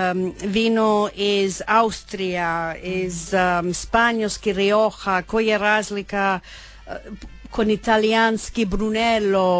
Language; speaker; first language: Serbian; early bilingual, heritage; Croatian